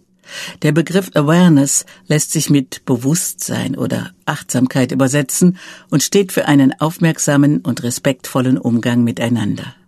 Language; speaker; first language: German; native; German